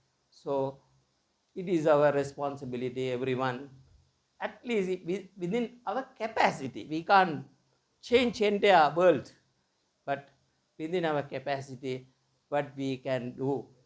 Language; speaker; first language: English; non-native, local second language; Tamil